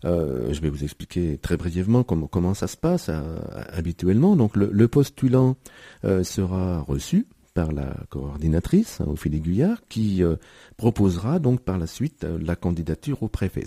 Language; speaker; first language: French; native; French